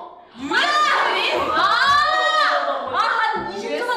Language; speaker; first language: Korean; native; Korean